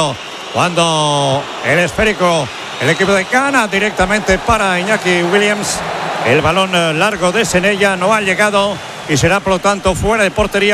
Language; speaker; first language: Spanish; native; Spanish